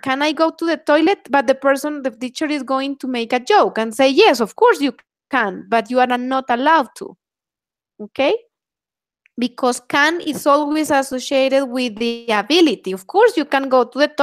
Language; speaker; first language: English; non-native, fluent; Spanish